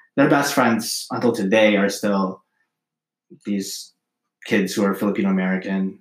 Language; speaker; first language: English; early bilingual, other home language; Filipino